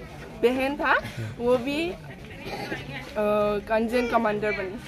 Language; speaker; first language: Hindi; non-native, local second language; Garo